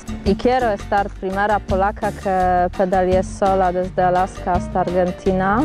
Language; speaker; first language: Spanish; non-native, learner; Polish